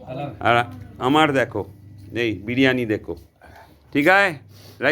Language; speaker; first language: Hindi; non-native, local second language; Bangla